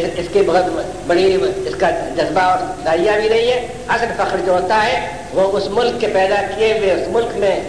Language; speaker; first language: Urdu; native; Urdu